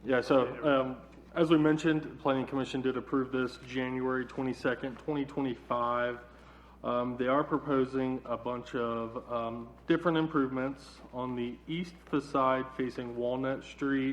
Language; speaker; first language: English; native; English